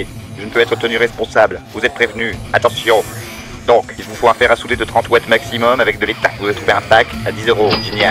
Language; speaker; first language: French; native; French